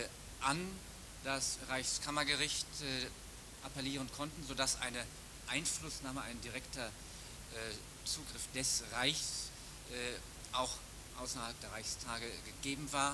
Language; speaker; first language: German; native; German